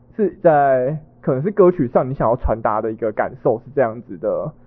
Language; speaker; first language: Chinese; native; Chinese